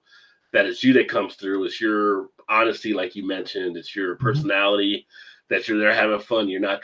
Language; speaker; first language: English; native; English